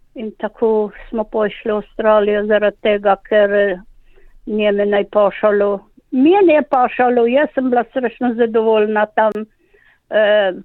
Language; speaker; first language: Slovenian; native; Slovenian